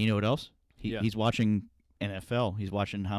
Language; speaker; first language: English; native; English